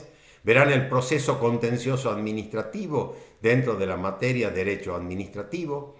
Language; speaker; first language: Spanish; native; Spanish